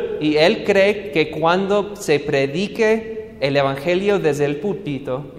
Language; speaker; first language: Spanish; non-native, fluent; English